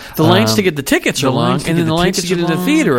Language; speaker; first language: English; native; English